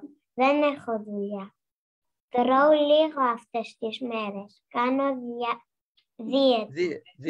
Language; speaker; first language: Greek; non-native, learner; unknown